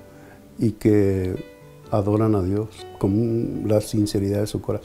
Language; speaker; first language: Spanish; native; Spanish